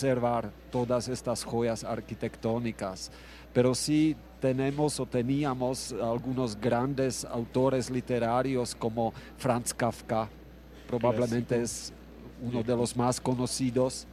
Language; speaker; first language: Spanish; non-native, fluent; Czech